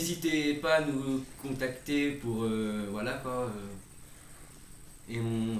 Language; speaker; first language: French; native; French